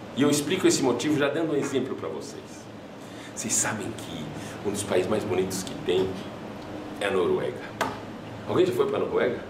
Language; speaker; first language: Portuguese; non-native, fluent; French